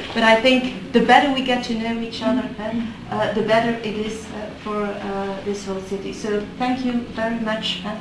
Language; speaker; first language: English; non-native, fluent; Dutch